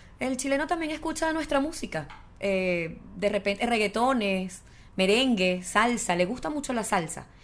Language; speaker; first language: Spanish; native; Spanish